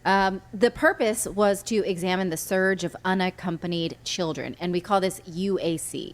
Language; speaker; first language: English; native; English